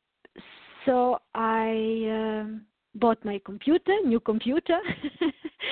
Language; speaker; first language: English; non-native, learner; Serbian